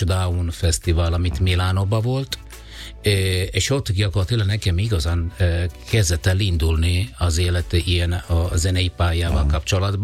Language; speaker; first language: Hungarian; non-native, learner; Italian